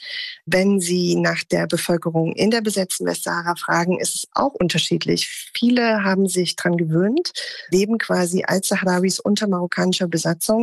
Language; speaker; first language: German; native; German